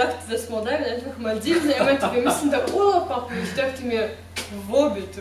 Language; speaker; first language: German; non-native, fluent; Romanian